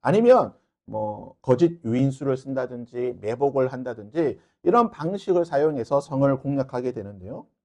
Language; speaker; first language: Korean; native; Korean